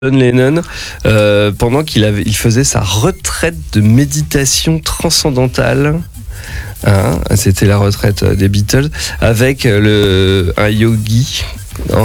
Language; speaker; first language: French; native; French